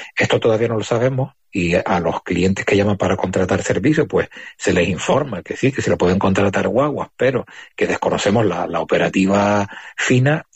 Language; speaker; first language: Spanish; native; Spanish